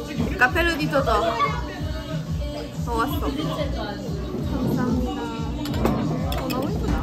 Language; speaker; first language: Korean; non-native, learner; Italian